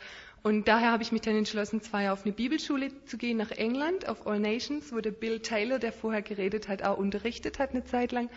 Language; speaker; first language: German; native; German